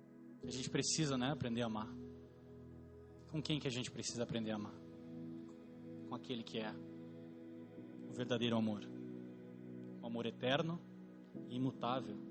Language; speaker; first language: Portuguese; native; Portuguese